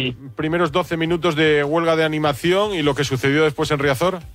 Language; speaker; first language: Spanish; native; Spanish